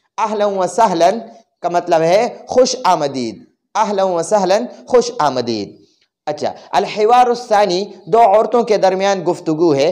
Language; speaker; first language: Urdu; non-native, local second language; Pashto